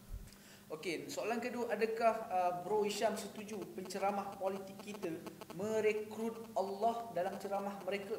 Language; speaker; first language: Malay; native; Malay